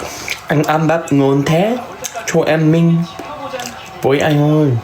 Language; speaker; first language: Vietnamese; non-native, learner; Korean